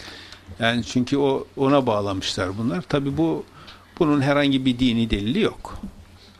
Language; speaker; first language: Turkish; native; Turkish